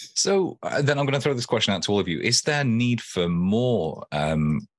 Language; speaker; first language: English; native; English